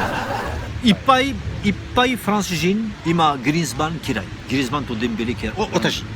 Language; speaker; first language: Japanese; non-native, learner; French